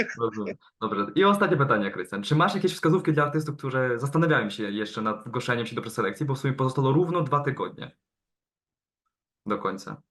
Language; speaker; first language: Polish; native; Polish